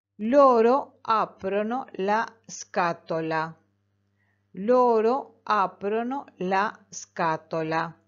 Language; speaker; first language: Italian; non-native, fluent; Spanish